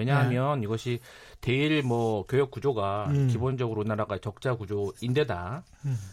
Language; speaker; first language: Korean; native; Korean